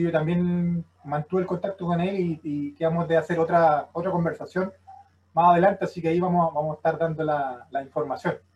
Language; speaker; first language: Spanish; native; Spanish